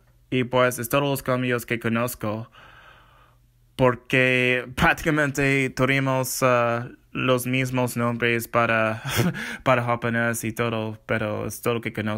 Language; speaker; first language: Spanish; non-native, learner; English